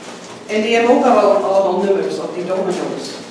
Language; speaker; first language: Dutch; non-native, learner; English